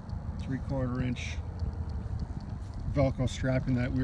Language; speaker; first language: English; native; English